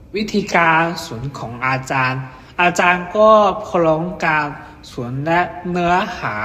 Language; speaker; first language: Thai; non-native, learner; Chinese